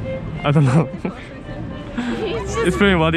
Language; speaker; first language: English; non-native, learner; Korean